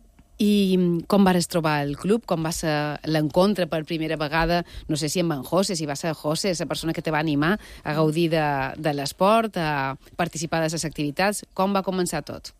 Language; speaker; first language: Catalan; native; Catalan